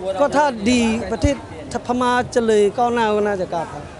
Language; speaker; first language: Thai; non-native, learner; Burmese